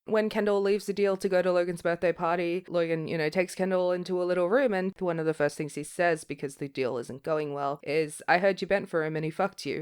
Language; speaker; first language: English; native; English